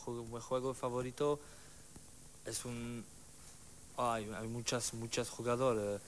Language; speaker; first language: Spanish; non-native, learner; French